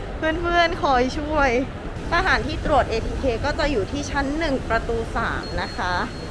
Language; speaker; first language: Thai; non-native, fluent; Korean